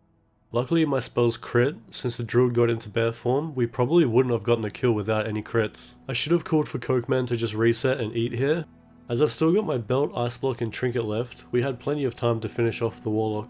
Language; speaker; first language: English; native; English